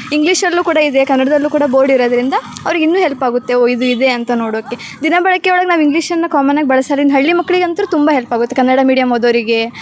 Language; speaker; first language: Kannada; native; Kannada